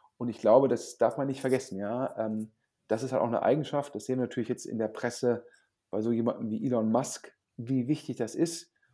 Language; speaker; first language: German; native; German